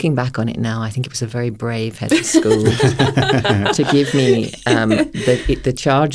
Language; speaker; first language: English; native; English